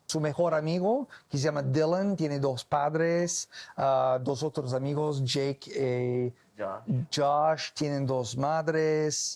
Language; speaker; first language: Spanish; non-native, learner; English